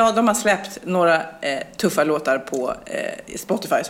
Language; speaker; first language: Swedish; native; Swedish